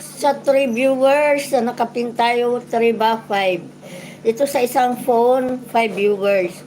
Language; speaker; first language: Filipino; non-native, local second language; Waray